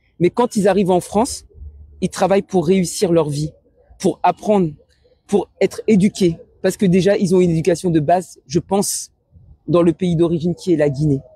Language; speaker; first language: French; early bilingual, other home language; Wolof